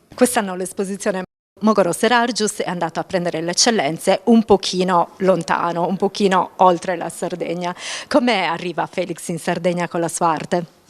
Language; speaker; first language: Italian; native; Italian